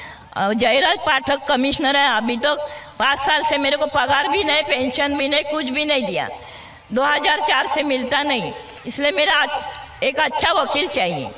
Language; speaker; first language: Hindi; non-native, local second language; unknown